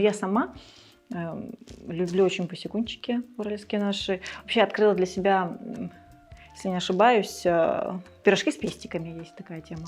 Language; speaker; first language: Russian; early bilingual, other home language; Georgian